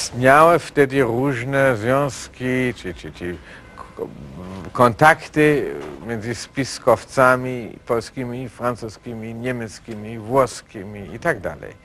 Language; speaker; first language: Polish; non-native, fluent; German